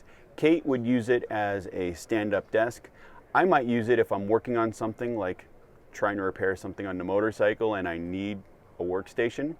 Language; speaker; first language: English; native; English